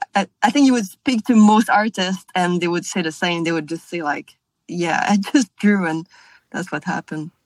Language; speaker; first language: English; non-native, fluent; French